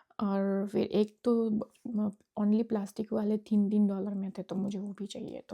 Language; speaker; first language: Hindi; non-native, local second language; Gujarati